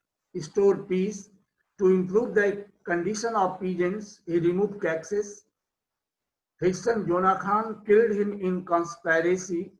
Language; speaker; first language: English; non-native, local second language; Hindi